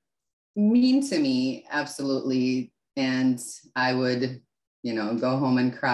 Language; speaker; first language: English; non-native, fluent; Russian